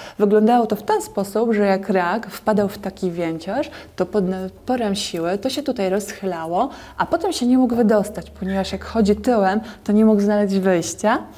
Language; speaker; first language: Polish; native; Polish